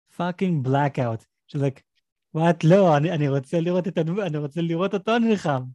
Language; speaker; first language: Hebrew; native; Hebrew